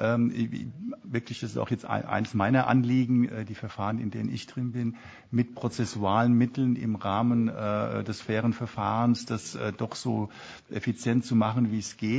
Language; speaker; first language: German; native; German